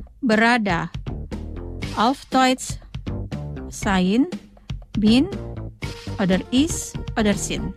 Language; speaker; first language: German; non-native, fluent; Indonesian